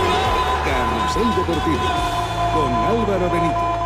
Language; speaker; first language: Spanish; native; Spanish